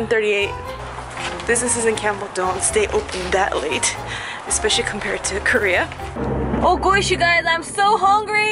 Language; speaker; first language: English; native; English